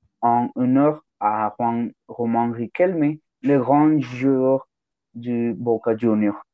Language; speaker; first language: French; non-native, learner; Spanish